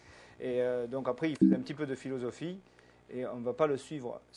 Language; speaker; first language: French; native; French